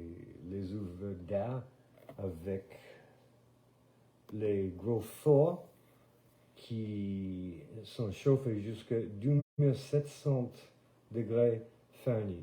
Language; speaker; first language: French; non-native, fluent; English